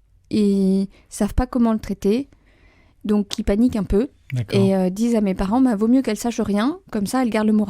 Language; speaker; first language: French; native; French